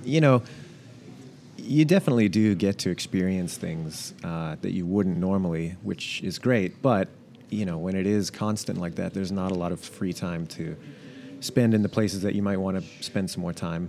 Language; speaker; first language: English; native; English